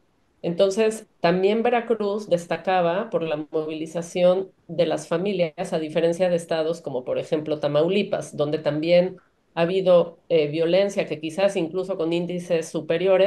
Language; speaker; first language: Spanish; native; Spanish